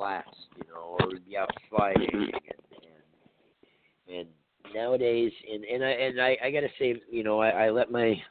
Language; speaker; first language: English; native; English